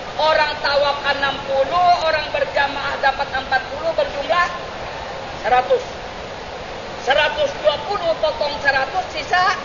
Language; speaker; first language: Indonesian; non-native, local second language; Banjar